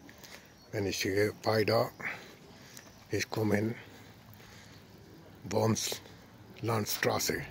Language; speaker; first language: German; non-native, learner; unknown